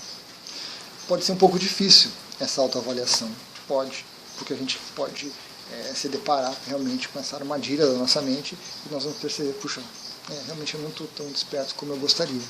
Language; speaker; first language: Portuguese; native; Portuguese